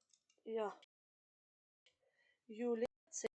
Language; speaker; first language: German; non-native, fluent; Macedonian